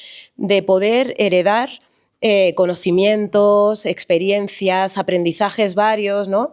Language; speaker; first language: Spanish; native; Spanish